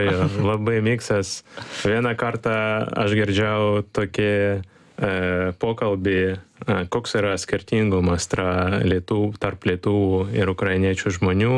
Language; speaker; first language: Lithuanian; non-native, learner; Ukrainian